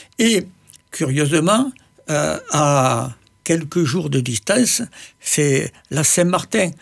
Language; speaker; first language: French; native; French